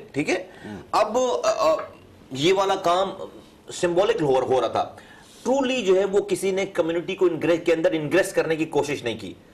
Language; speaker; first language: Urdu; native; Urdu